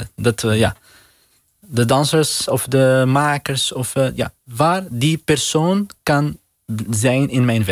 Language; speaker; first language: Dutch; non-native, learner; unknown